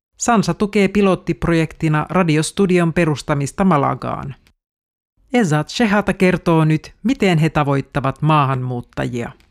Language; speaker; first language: Finnish; native; Finnish